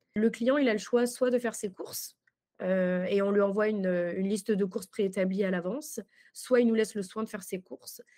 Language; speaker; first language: French; native; French